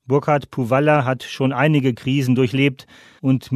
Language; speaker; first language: German; native; German